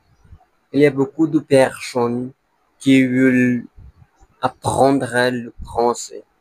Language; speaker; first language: French; non-native, learner; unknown